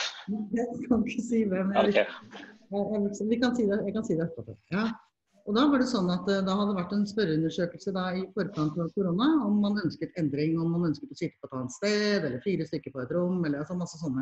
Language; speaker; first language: Norwegian; native; Norwegian